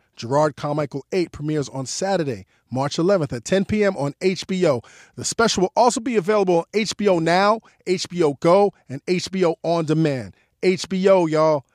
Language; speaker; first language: English; early bilingual, other home language; Haitian Creole